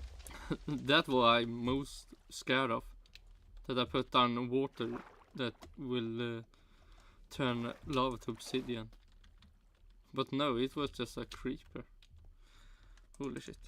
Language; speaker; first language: English; non-native, fluent; Swedish